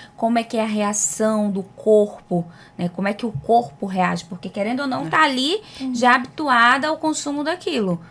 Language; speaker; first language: Portuguese; native; Portuguese